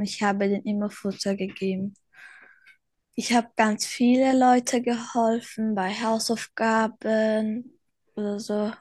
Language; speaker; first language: German; early bilingual, other home language; Turkish